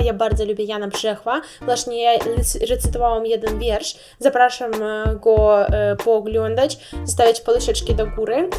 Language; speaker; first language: Polish; non-native, learner; Russian